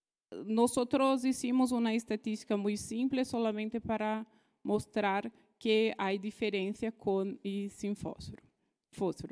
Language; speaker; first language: Spanish; non-native, fluent; Portuguese